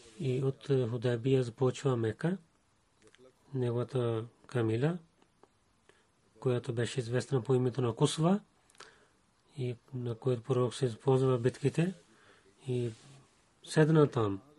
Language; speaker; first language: Bulgarian; non-native, learner; Urdu